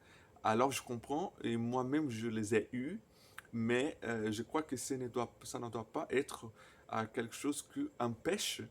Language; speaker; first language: French; non-native, fluent; Portuguese